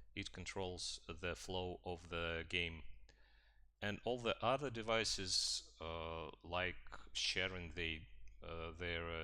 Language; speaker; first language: English; non-native, fluent; Russian